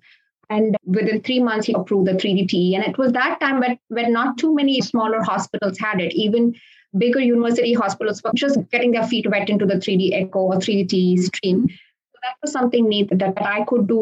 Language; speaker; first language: English; non-native, local second language; Konkani